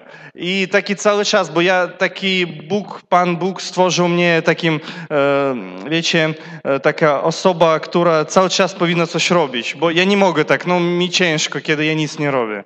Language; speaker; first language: Polish; non-native, learner; Russian